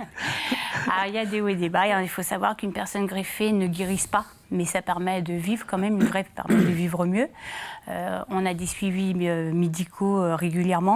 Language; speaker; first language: French; native; French